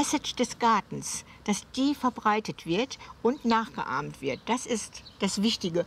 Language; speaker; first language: German; native; German